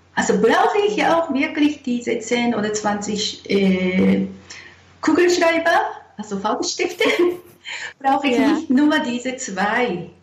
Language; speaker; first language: German; non-native, fluent; Japanese